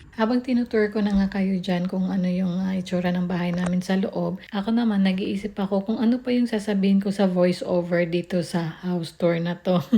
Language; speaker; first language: Filipino; non-native, local second language; Cebuano